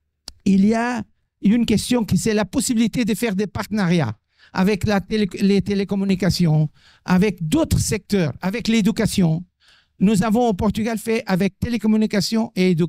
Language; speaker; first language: French; non-native, fluent; Portuguese